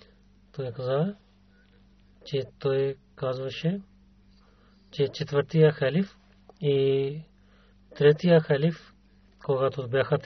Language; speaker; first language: Bulgarian; non-native, learner; Urdu